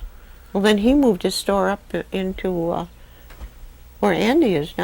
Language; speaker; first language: English; native; English